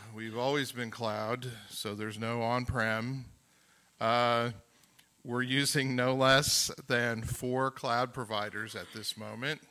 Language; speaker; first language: English; native; English